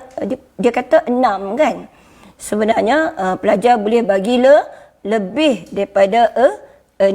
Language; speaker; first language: Malay; native; Malay